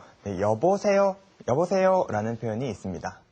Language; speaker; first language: Korean; native; Korean